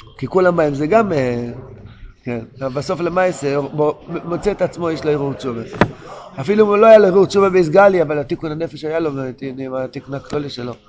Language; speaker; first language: Hebrew; non-native, local second language; Yiddish